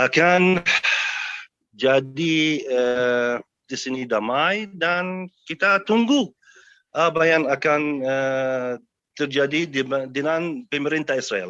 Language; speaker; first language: Indonesian; non-native, fluent; Arabic